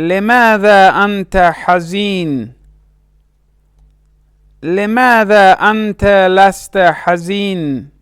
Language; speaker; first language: Arabic; non-native, fluent; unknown